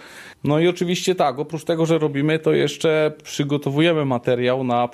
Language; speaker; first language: Polish; native; Polish